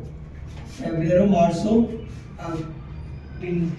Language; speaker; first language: Spanish; non-native, learner; Hindi